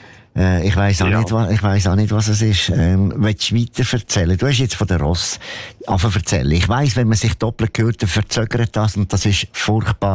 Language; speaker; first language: German; native; German